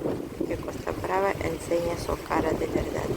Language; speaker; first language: Spanish; non-native, fluent; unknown